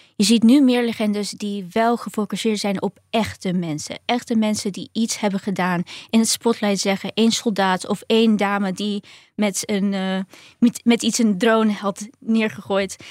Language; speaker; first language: Dutch; early bilingual, other home language; Ukrainian